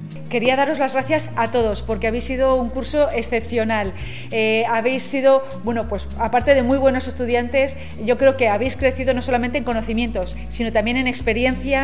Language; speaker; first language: Spanish; native; Spanish